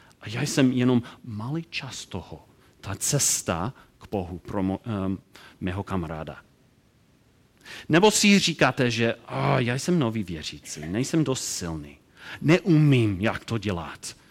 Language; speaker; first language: Czech; non-native, learner; English